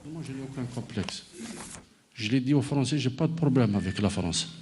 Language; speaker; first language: French; non-native, local second language; Arabic